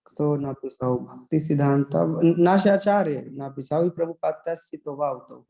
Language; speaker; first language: Polish; non-native, learner; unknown